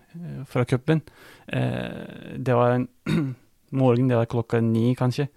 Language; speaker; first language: Norwegian; non-native, fluent; Turkish